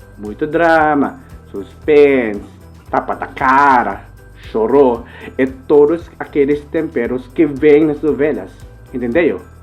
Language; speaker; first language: Portuguese; non-native, learner; Filipino